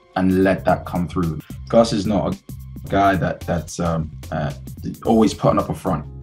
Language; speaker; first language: English; native; English